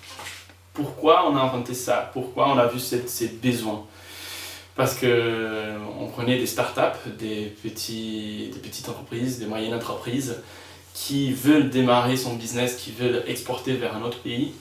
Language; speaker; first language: French; non-native, fluent; Spanish